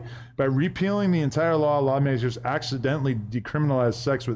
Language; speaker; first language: English; native; English